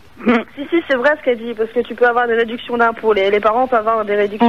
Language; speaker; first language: French; native; French